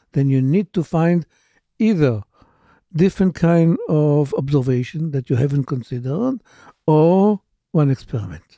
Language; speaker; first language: English; non-native, fluent; Hebrew